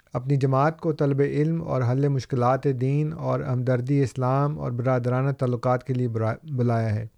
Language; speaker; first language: Urdu; native; Urdu